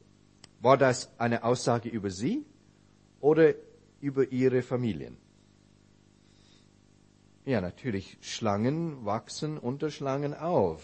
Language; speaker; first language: German; non-native, fluent; English